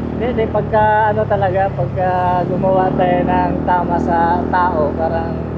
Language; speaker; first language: Filipino; native; Filipino